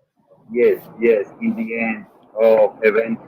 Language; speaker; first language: English; non-native, learner; Spanish